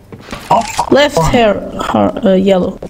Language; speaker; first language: English; non-native, learner; Hungarian